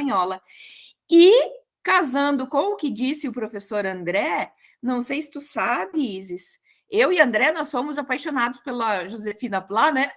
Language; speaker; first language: Portuguese; native; Portuguese